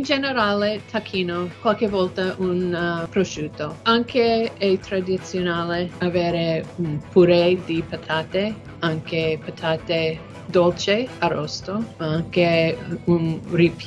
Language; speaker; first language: Italian; non-native, learner; English